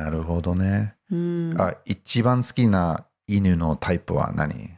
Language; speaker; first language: Japanese; non-native, fluent; English